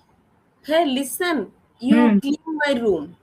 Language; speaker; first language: English; non-native, learner; Odia